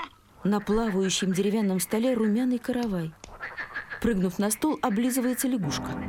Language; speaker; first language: Russian; native; Russian